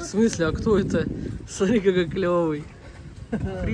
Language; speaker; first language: Russian; native; Russian